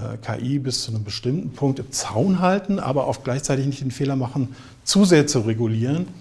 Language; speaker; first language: German; native; German